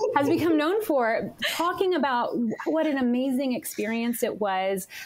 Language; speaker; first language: English; native; English